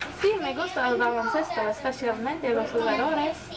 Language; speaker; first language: Spanish; non-native, learner; English